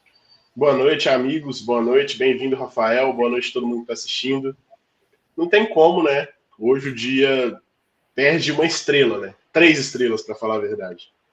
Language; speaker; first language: Portuguese; native; Portuguese